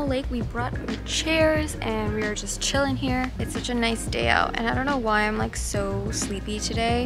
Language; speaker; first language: English; early bilingual, other home language; Japanese